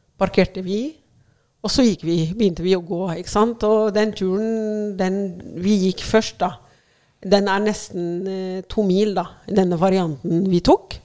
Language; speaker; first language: Norwegian; non-native, fluent; Arabic